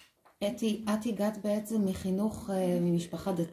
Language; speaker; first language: Hebrew; native; Hebrew